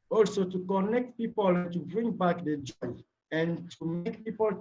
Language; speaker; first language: English; non-native, learner; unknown